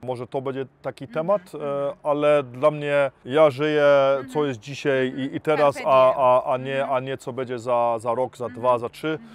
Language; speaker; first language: Polish; early bilingual, heritage; Polish